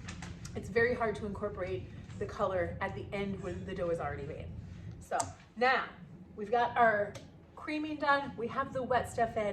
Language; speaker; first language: English; native; English